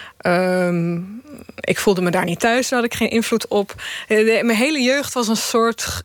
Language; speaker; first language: Dutch; early bilingual, other home language; Bosnian